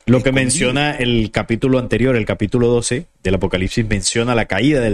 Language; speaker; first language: Spanish; native; Spanish